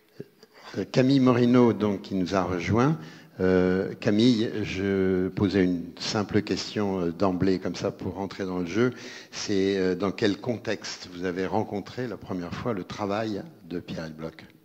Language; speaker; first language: French; native; French